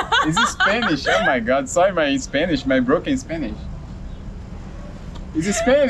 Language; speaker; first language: English; non-native, learner; Portuguese